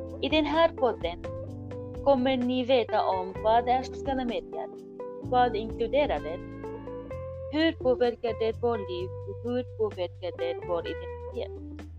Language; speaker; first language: Swedish; non-native, learner; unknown